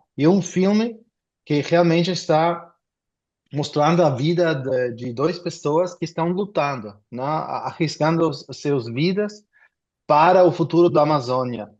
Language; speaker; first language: Portuguese; non-native, fluent; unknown